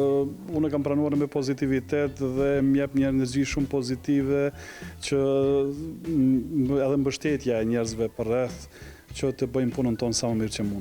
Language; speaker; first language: Albanian; native; Albanian